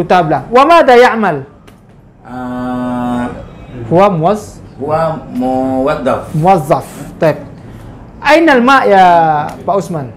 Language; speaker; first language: Arabic; non-native, fluent; Indonesian